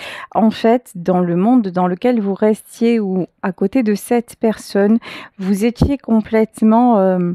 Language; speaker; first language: French; native; French